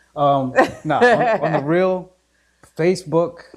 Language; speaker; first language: English; native; English